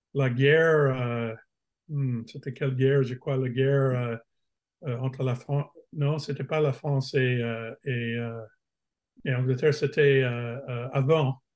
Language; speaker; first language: French; non-native, fluent; English